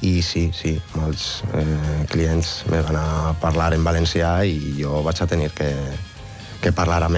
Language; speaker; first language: Catalan; non-native, learner; Spanish